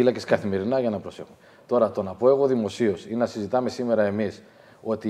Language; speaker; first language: Greek; native; Greek